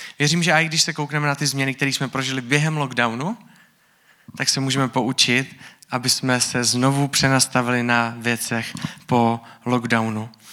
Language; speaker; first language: Czech; native; Czech